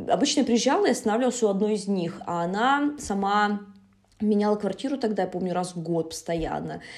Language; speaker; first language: Russian; native; Russian